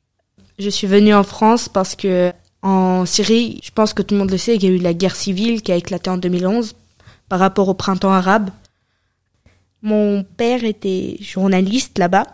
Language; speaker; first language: French; early bilingual, other home language; Arabic